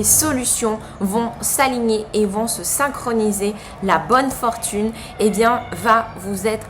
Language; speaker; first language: French; native; French